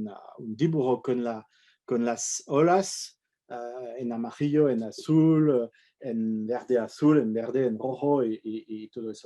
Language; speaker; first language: Spanish; non-native, fluent; French